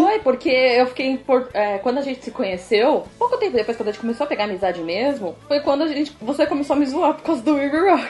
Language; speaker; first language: Portuguese; native; Portuguese